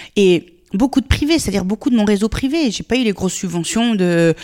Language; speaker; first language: French; early bilingual, other home language; Persian